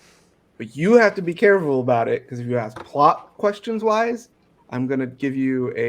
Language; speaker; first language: English; native; English